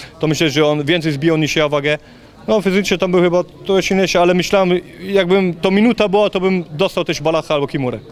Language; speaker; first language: Polish; early bilingual, heritage; Polish